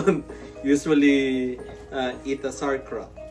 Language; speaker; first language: English; non-native, local second language; Filipino